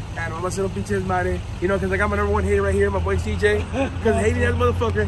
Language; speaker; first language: English; early bilingual, other home language; Spanish